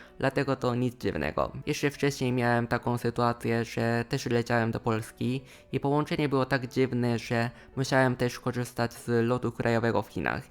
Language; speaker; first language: Polish; non-native, fluent; Japanese